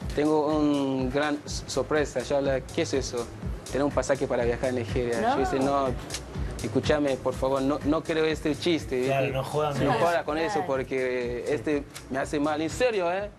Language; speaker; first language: Spanish; non-native, learner; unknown